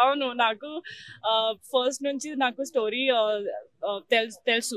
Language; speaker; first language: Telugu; non-native, learner; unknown